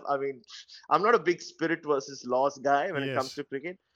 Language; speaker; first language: English; non-native, local second language; Tamil